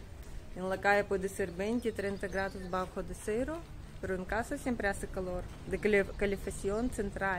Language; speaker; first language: Spanish; non-native, learner; Russian